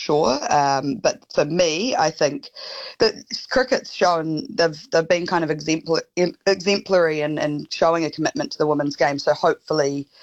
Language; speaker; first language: English; native; English